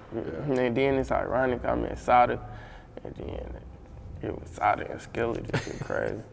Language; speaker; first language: English; native; English